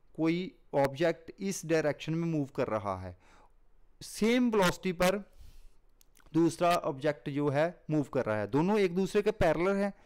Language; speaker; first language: Hindi; non-native, local second language; Punjabi